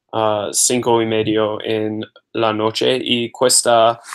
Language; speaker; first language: Spanish; non-native, learner; English